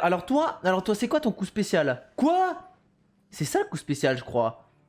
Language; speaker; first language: French; native; French